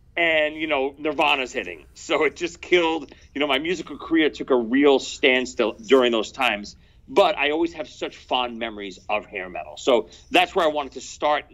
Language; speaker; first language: English; native; English